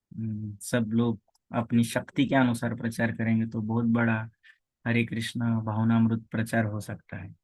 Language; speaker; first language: Hindi; non-native, local second language; Marathi